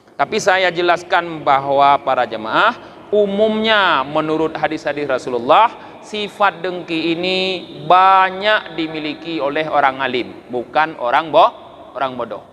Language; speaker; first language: Malay; non-native, local second language; Achinese